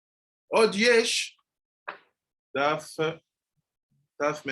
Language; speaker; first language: Hebrew; non-native, fluent; French